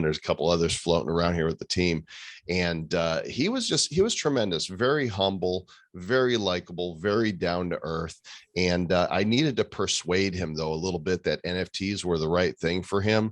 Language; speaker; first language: English; native; English